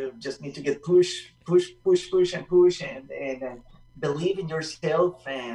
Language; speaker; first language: English; non-native, fluent; Spanish